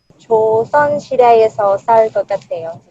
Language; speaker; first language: Korean; non-native, learner; Thai